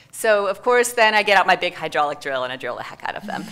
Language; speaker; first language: English; native; English